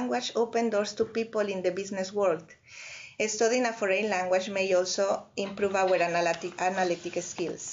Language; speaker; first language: English; non-native, fluent; Spanish